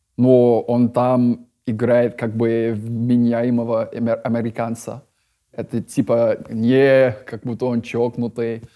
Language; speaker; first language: Russian; non-native, fluent; English